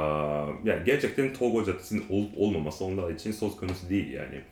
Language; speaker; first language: Turkish; non-native, learner; Japanese